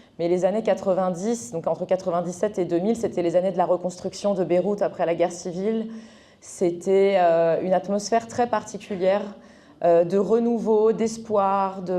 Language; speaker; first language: French; early bilingual, other home language; Arabic